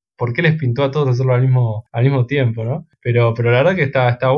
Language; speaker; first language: Spanish; native; Spanish